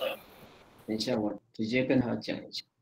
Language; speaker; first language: Chinese; non-native, fluent; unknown